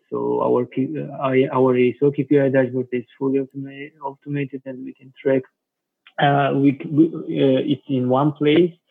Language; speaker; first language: English; non-native, fluent; Georgian